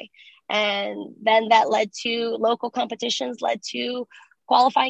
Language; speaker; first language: English; early bilingual, other home language; Spanish